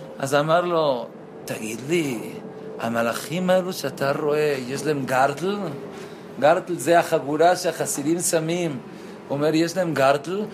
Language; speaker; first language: Hebrew; non-native, fluent; Spanish